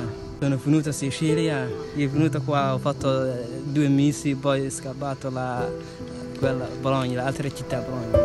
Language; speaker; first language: Italian; non-native, learner; Somali